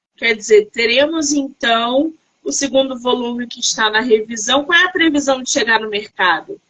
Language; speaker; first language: Portuguese; native; Portuguese